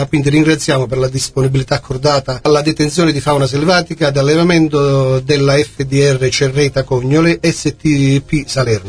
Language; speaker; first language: Italian; native; Italian